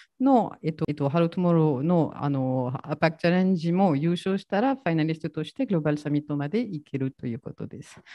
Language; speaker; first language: Japanese; non-native, fluent; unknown